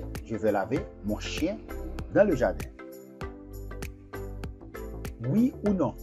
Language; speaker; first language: French; non-native, fluent; Portuguese